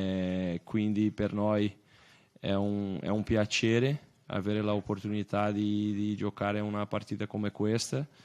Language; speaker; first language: Italian; non-native, fluent; Portuguese